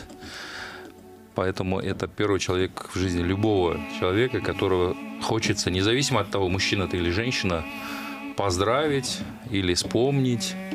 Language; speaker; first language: Russian; non-native, local second language; Azerbaijani